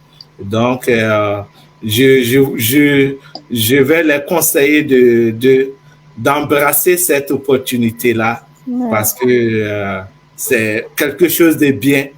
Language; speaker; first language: French; non-native, fluent; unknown